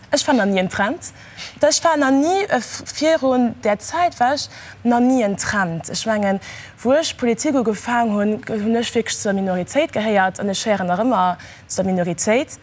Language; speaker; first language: Luxembourgish; early bilingual, other home language; Kabuverdianu